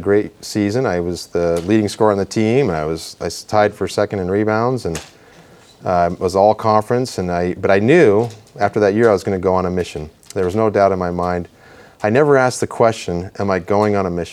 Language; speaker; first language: English; native; English